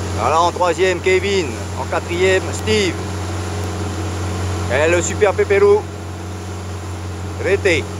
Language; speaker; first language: French; native; French